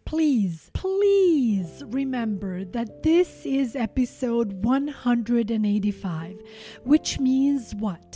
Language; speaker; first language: English; non-native, fluent; Albanian